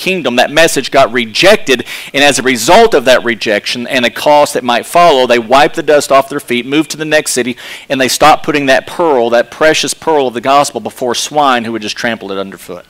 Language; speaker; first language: English; native; English